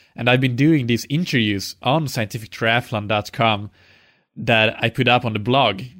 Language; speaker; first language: English; non-native, fluent; Swedish